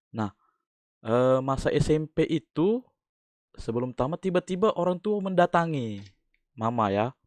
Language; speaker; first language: Indonesian; native; Indonesian